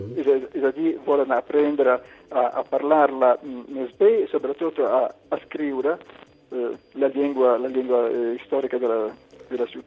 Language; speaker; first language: Catalan; non-native, local second language; Italian